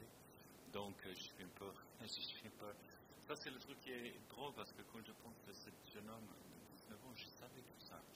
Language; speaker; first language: French; non-native, fluent; English